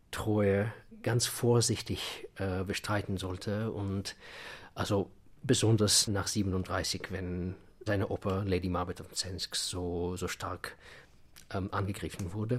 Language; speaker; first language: German; non-native, fluent; Russian